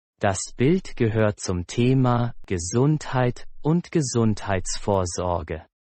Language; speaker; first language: German; non-native, fluent; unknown